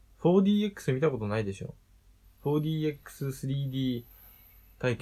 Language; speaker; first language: Japanese; native; Japanese